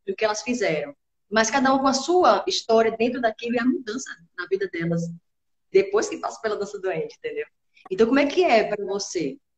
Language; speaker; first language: Portuguese; native; Portuguese